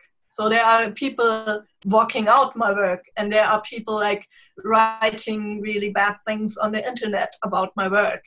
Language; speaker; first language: English; non-native, fluent; German